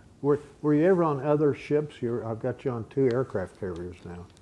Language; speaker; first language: English; native; English